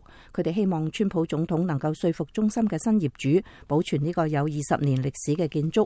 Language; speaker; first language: Chinese; native; Chinese